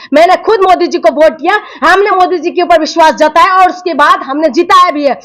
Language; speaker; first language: Hindi; non-native, local second language; Assamese